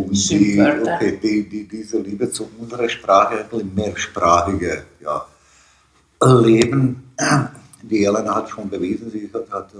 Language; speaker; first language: German; non-native, fluent; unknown